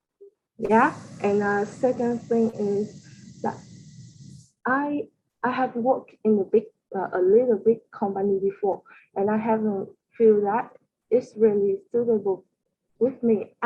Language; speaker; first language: English; non-native, learner; Vietnamese